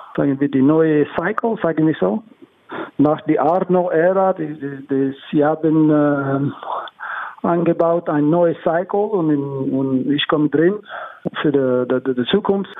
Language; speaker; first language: German; non-native, learner; English